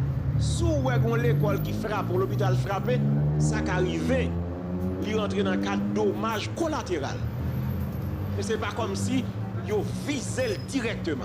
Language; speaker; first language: French; non-native, local second language; Haitian Creole